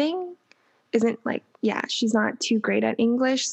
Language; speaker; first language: English; native; English